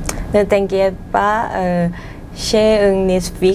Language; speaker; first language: French; non-native, learner; Thai